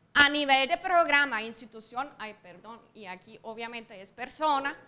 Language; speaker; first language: Spanish; non-native, fluent; German